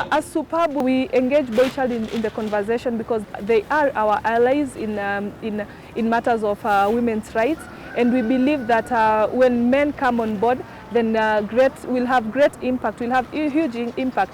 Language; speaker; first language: English; non-native, local second language; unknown